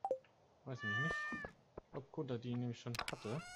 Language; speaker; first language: German; native; German